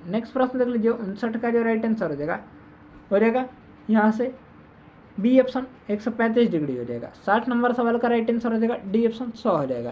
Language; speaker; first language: Hindi; native; Hindi